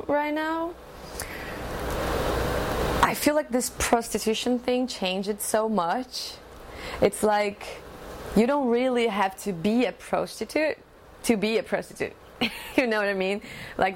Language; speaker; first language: English; non-native, fluent; Portuguese